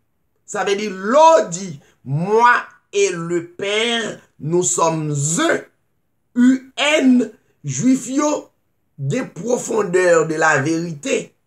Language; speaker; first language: French; non-native, local second language; Haitian Creole